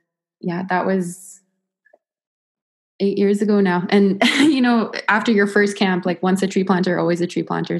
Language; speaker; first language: English; native; English